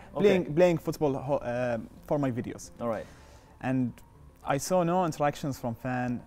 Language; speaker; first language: English; non-native, fluent; Arabic